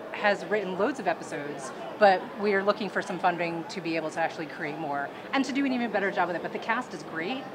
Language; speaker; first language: English; native; English